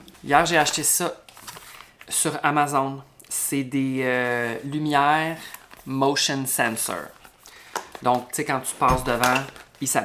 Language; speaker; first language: French; native; French